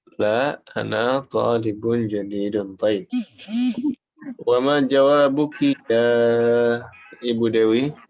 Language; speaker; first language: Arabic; non-native, fluent; Indonesian